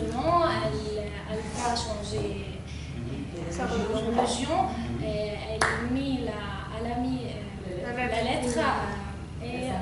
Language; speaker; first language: French; non-native, learner; Arabic